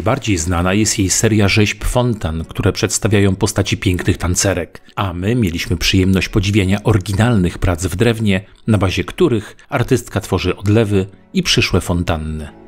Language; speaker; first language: Polish; native; Polish